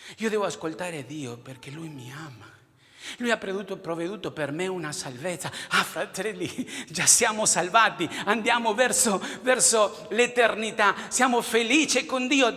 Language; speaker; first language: Italian; non-native, fluent; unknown